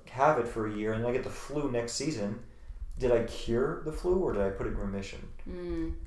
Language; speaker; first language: English; native; English